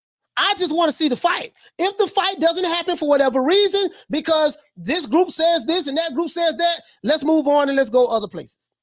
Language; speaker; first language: English; native; English